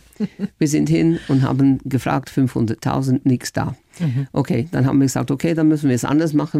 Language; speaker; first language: German; non-native, fluent; English